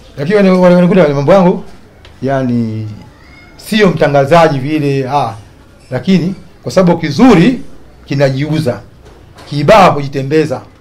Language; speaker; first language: Swahili; native; Swahili